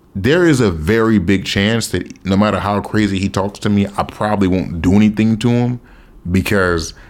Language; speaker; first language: English; native; English